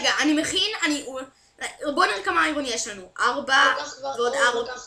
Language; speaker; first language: Hebrew; native; Hebrew